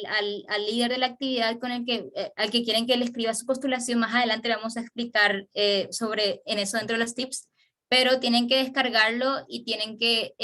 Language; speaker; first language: Spanish; native; Spanish